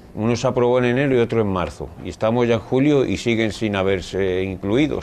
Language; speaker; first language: Spanish; native; Spanish